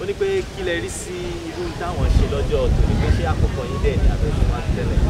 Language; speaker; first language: Portuguese; non-native, learner; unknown